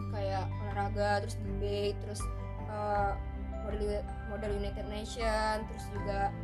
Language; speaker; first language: Indonesian; native; Indonesian